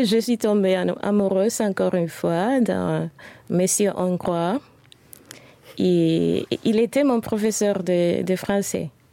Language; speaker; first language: French; non-native, fluent; Spanish